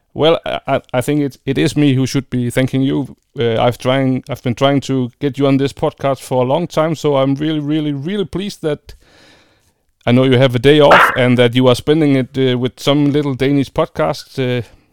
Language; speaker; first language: English; non-native, fluent; Danish